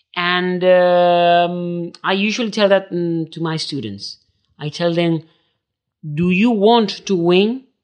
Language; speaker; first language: English; non-native, fluent; Spanish